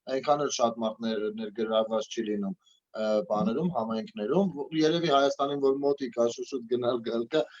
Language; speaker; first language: Armenian; native; Armenian